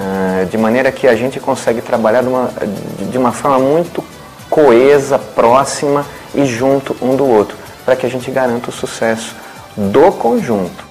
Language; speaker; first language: Portuguese; native; Portuguese